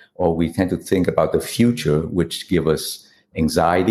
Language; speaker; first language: English; non-native, fluent; Vietnamese